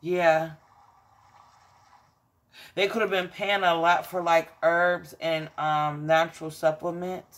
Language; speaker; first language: English; native; English